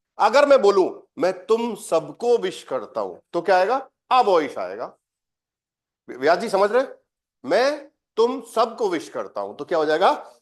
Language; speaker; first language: Hindi; native; Hindi